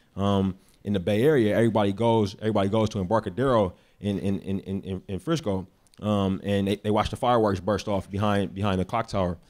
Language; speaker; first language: English; native; English